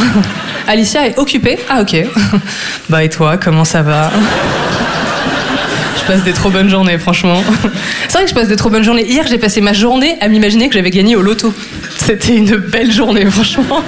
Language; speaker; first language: French; native; French